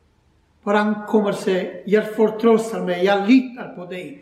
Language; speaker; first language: Swedish; non-native, learner; Croatian